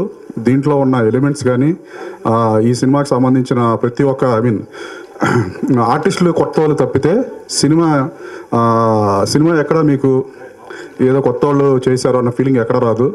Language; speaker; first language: Telugu; native; Telugu